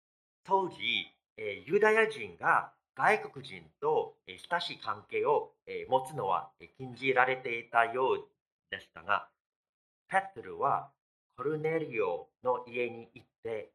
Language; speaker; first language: Japanese; non-native, fluent; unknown